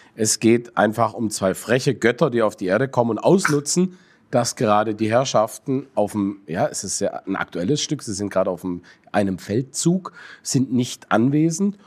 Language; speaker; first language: German; native; German